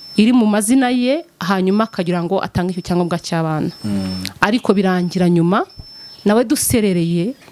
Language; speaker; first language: Kinyarwanda; native; Kinyarwanda